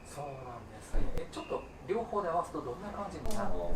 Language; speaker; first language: Japanese; native; Japanese